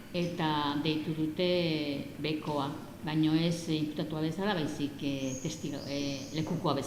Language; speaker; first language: Basque; non-native, local second language; Spanish